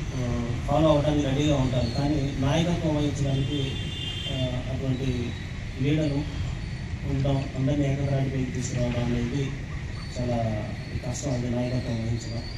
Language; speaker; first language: Telugu; native; Telugu